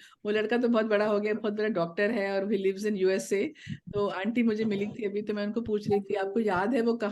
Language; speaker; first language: Hindi; native; Hindi